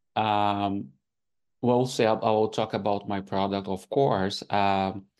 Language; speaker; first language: English; non-native, fluent; Portuguese